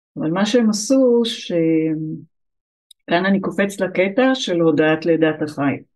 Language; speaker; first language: Hebrew; early bilingual, other home language; English